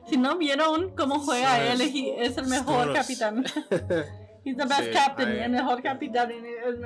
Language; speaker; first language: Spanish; early bilingual, heritage; Spanish